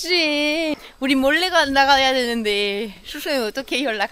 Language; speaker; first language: Korean; non-native, fluent; French